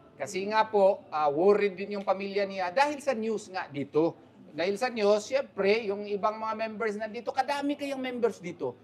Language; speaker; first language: Filipino; non-native, local second language; Cebuano